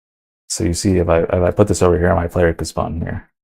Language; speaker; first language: English; native; English